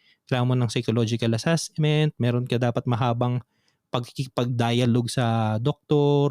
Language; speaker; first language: Filipino; native; Filipino